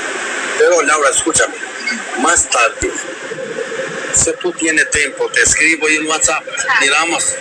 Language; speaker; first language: Spanish; non-native, learner; Albanian